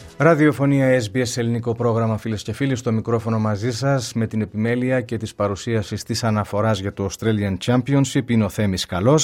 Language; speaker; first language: Greek; native; Greek